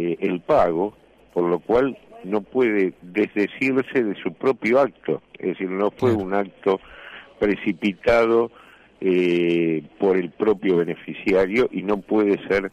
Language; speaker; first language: Spanish; native; Spanish